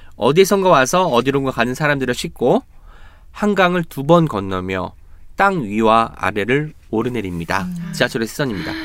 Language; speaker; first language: Korean; native; Korean